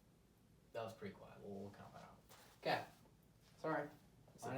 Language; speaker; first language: English; native; English